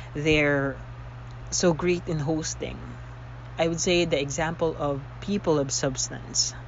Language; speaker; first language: English; non-native, local second language; Filipino